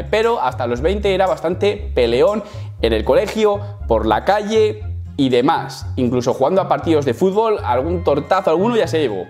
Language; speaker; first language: Spanish; native; Spanish